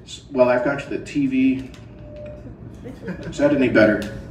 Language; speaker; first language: English; native; English